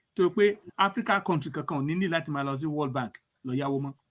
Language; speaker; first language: English; non-native, local second language; Yoruba